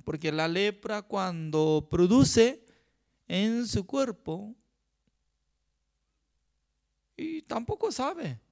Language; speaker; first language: Spanish; non-native, fluent; Korean